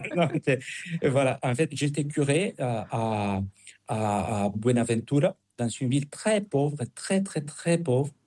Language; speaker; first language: French; non-native, fluent; Spanish